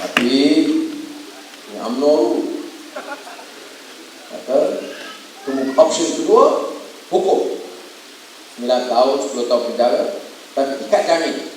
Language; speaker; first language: Malay; native; Malay